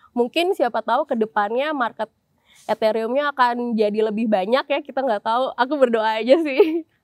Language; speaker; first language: Indonesian; native; Indonesian